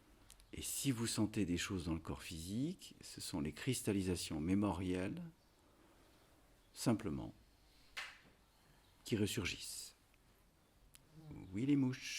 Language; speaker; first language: French; native; French